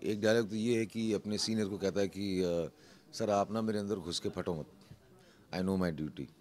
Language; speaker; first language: Hindi; native; Hindi